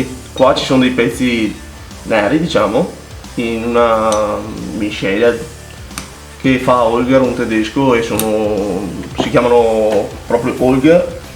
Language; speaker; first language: Italian; native; Italian